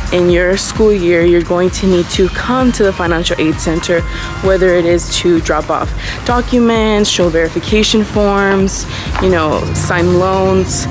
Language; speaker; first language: English; native; English